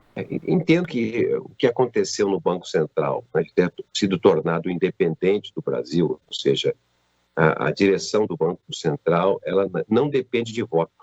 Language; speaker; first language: Portuguese; native; Portuguese